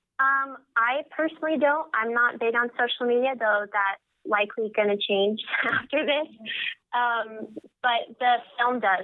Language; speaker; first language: English; native; English